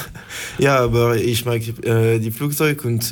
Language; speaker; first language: German; non-native, learner; French